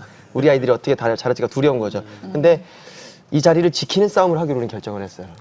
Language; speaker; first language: Korean; native; Korean